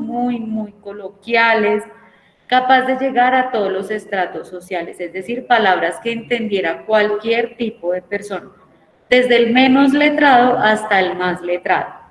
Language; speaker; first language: Spanish; native; Spanish